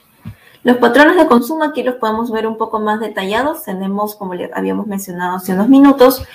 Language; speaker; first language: Spanish; native; Spanish